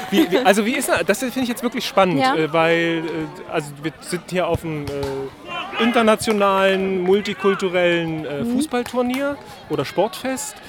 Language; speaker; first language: German; native; German